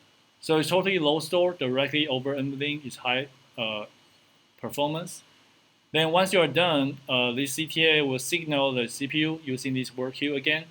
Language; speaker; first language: English; non-native, fluent; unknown